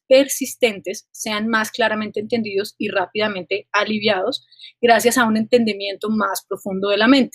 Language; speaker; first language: Spanish; native; Spanish